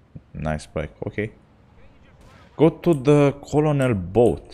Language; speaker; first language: English; non-native, learner; Romanian